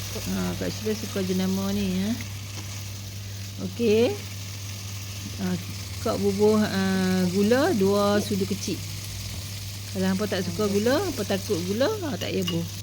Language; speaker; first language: Malay; native; Malay